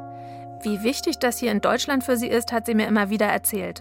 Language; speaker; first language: German; native; German